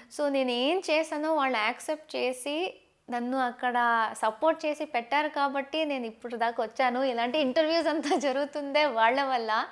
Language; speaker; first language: Telugu; non-native, local second language; Tamil